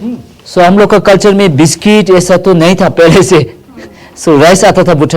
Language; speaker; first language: Hindi; non-native, fluent; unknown